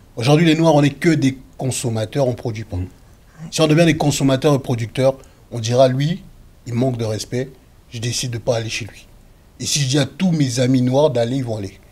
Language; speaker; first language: French; early bilingual, other home language; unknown